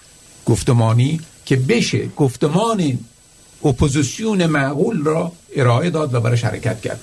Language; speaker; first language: Persian; native; Persian